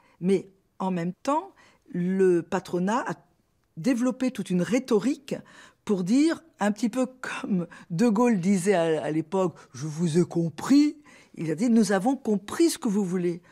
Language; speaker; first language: French; native; French